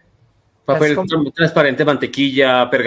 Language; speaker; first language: Spanish; native; Spanish